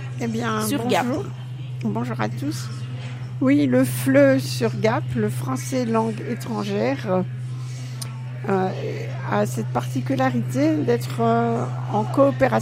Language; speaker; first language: French; native; French